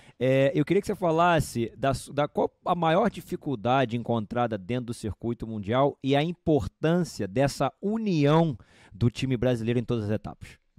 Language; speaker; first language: Portuguese; native; Portuguese